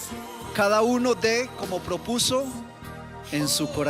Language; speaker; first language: Spanish; native; Spanish